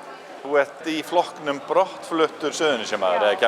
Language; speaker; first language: Icelandic; native; Icelandic